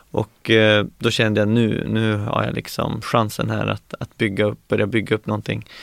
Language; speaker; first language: Swedish; native; Swedish